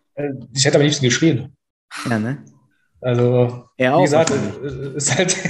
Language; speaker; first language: German; native; German